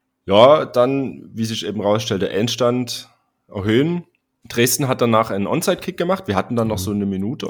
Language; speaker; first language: German; native; German